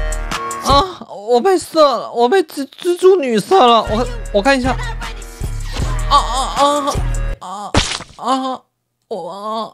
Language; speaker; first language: Chinese; native; Chinese